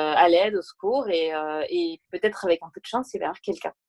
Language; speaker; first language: French; native; French